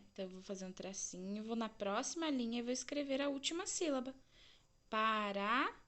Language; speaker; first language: Portuguese; native; Portuguese